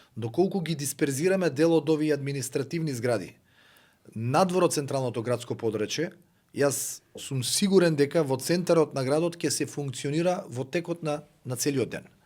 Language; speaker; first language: Macedonian; native; Macedonian